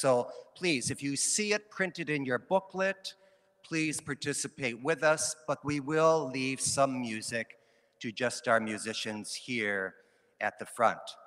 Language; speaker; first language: English; native; English